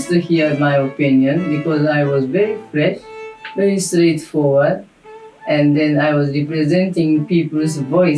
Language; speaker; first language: English; non-native, fluent; Japanese